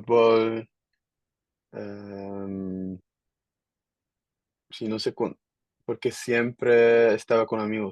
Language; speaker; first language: Spanish; non-native, learner; Dutch